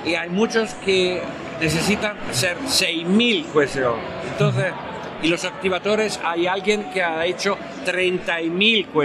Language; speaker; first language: Spanish; non-native, fluent; Italian